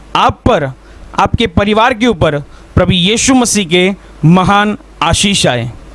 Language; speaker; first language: Hindi; non-native, local second language; Marathi